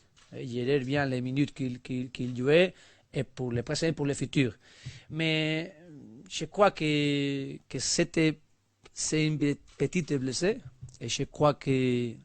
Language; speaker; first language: French; non-native, learner; Spanish